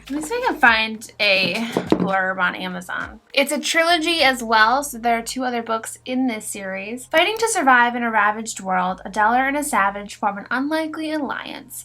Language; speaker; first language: English; native; English